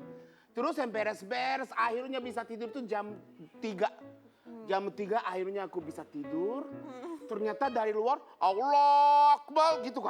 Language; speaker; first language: Indonesian; non-native, fluent; Japanese